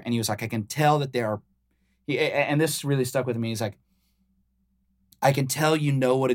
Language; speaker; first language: English; native; English